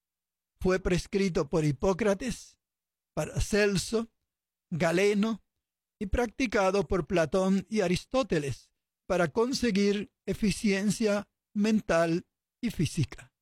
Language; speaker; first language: Spanish; native; Spanish